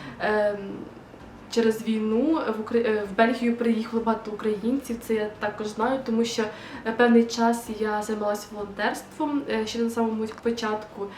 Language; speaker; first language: Ukrainian; non-native, local second language; Russian